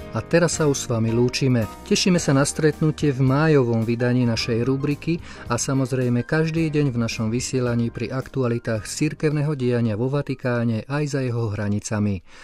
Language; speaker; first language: Slovak; native; Slovak